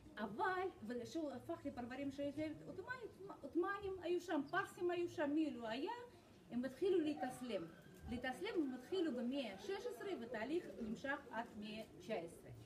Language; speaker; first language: Hebrew; non-native, fluent; Russian